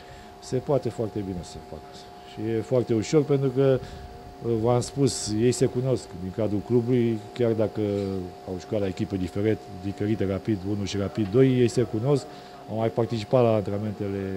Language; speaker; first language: Romanian; native; Romanian